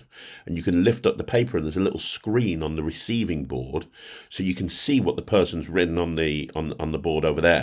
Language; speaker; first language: English; native; English